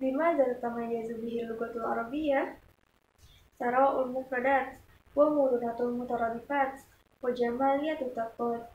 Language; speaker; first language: Arabic; non-native, learner; Indonesian